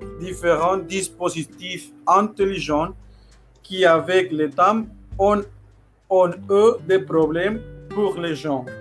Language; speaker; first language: French; non-native, learner; Spanish